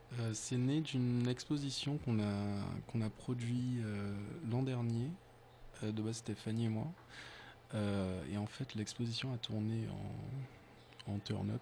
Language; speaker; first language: French; native; French